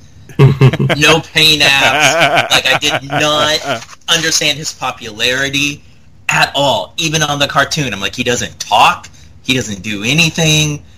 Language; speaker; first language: English; native; English